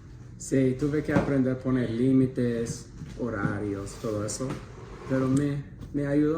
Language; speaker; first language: Spanish; non-native, fluent; English